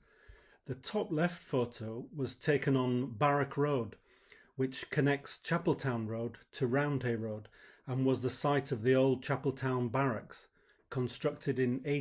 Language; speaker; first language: English; native; English